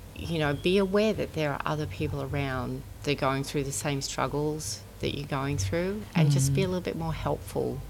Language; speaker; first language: English; native; English